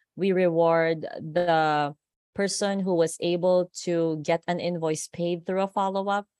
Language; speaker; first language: English; non-native, local second language; Filipino